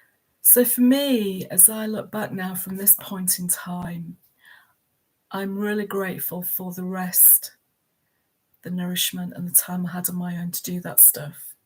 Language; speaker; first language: English; native; English